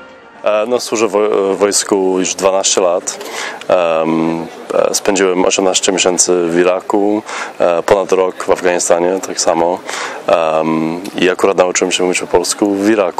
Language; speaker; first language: Polish; non-native, fluent; English